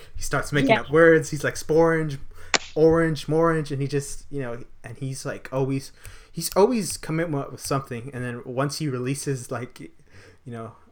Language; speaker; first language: English; native; English